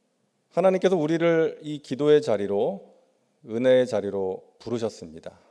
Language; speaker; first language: Korean; native; Korean